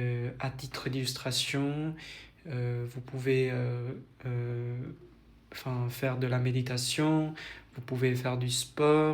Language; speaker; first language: French; non-native, fluent; Vietnamese